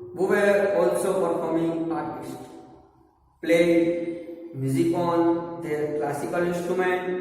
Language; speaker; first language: English; non-native, local second language; Gujarati